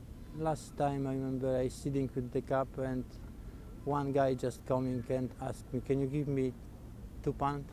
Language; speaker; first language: English; non-native, learner; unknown